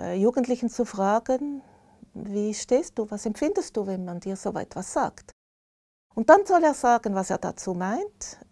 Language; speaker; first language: German; native; German